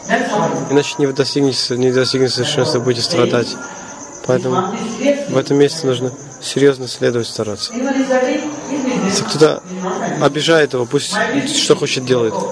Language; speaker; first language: Russian; non-native, fluent; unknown